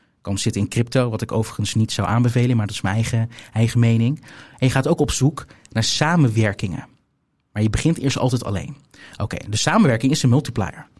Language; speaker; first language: Dutch; native; Dutch